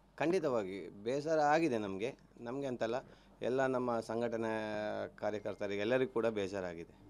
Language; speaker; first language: Kannada; non-native, local second language; Tulu